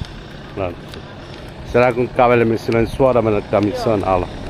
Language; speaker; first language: Finnish; non-native, learner; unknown